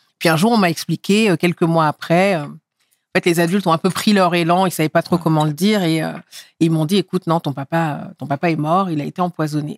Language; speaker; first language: French; early bilingual, other home language; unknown